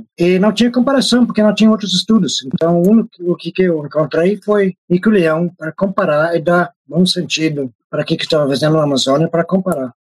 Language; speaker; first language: Portuguese; non-native, fluent; English